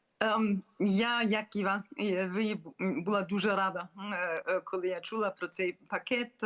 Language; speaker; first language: Ukrainian; non-native, fluent; German